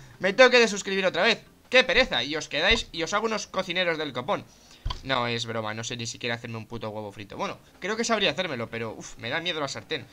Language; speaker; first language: Spanish; native; Spanish